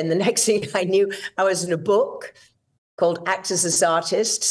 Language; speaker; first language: English; native; English